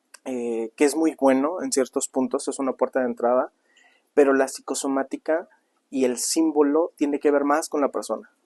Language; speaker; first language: Spanish; native; Spanish